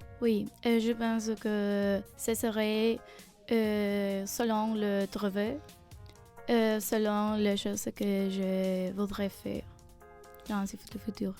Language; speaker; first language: French; non-native, learner; Spanish